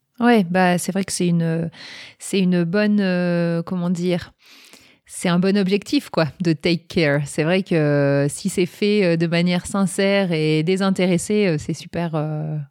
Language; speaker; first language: French; native; French